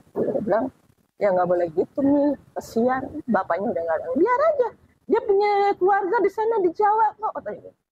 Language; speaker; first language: Indonesian; native; Indonesian